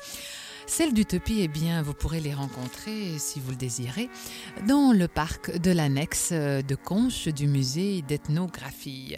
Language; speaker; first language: French; native; French